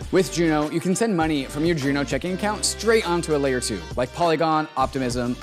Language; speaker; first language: English; native; English